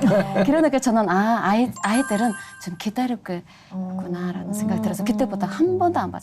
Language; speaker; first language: Korean; non-native, fluent; Mongolian